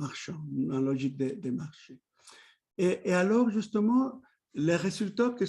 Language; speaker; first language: French; non-native, fluent; Spanish